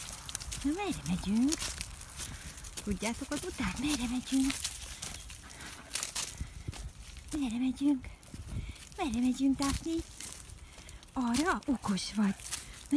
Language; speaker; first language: Hungarian; native; Hungarian